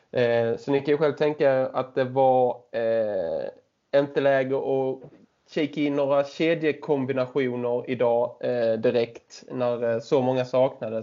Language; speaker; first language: Swedish; native; Swedish